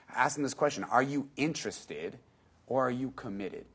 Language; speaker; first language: English; native; English